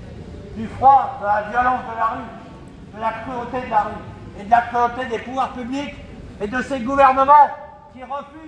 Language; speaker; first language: French; native; French